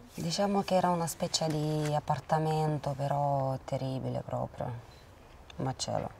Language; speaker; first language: Italian; non-native, fluent; Romanian